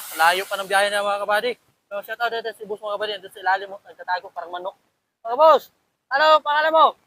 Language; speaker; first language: Filipino; non-native, local second language; Cebuano